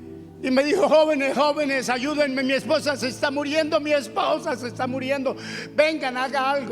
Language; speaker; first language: Spanish; native; Spanish